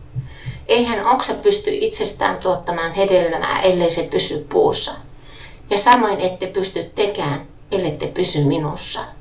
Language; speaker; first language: Finnish; native; Finnish